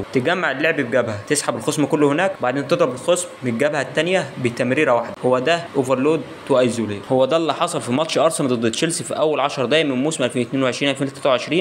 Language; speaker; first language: Arabic; native; Arabic